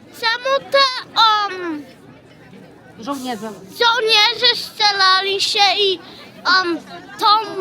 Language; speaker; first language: Polish; early bilingual, heritage; English